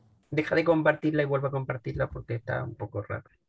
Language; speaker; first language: Spanish; native; Spanish